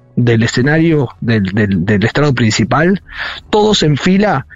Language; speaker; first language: Spanish; native; Spanish